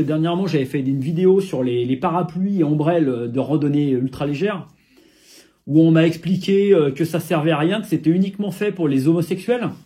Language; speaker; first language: French; native; French